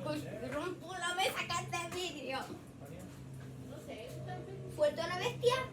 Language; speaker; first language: Spanish; native; Spanish